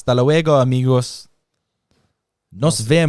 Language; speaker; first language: Spanish; non-native, learner; English